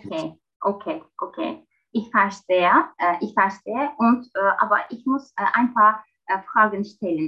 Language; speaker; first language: German; non-native, learner; Turkish